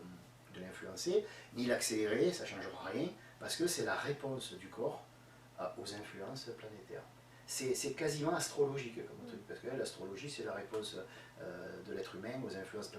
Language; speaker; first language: French; native; French